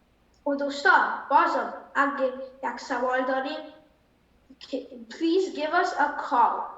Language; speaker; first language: Persian; early bilingual, heritage; Persian